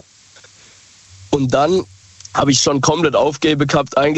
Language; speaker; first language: German; native; German